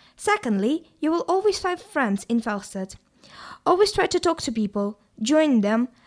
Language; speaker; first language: English; non-native, fluent; Russian